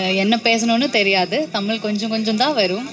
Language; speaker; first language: Tamil; non-native, learner; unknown